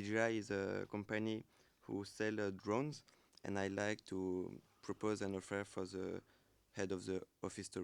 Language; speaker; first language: English; non-native, learner; French